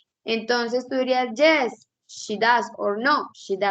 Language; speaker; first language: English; non-native, fluent; Spanish